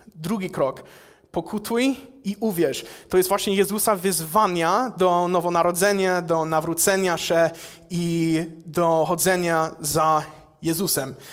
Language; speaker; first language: Polish; non-native, fluent; English